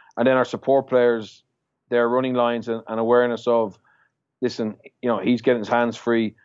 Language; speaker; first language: English; native; English